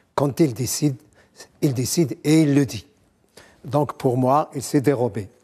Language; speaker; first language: French; non-native, local second language; Arabic